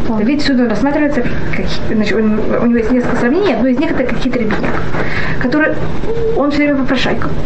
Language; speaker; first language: Russian; early bilingual, heritage; Russian